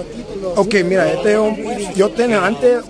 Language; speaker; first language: Spanish; early bilingual, heritage; English